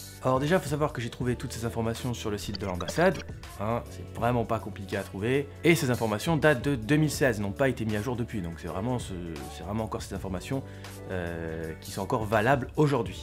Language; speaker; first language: French; native; French